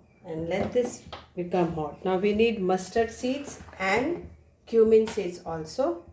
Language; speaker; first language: English; non-native, local second language; Konkani